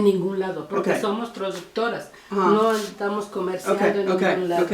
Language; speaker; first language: Spanish; native; Spanish